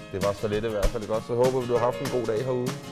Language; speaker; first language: Danish; native; Danish